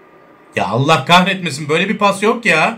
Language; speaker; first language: Turkish; native; Turkish